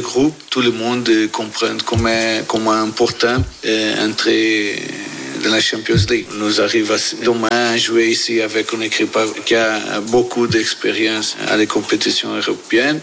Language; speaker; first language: French; non-native, learner; Portuguese